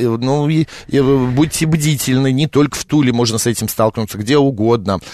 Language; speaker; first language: Russian; native; Russian